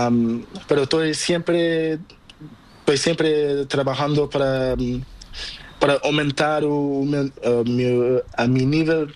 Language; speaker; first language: Spanish; non-native, learner; Portuguese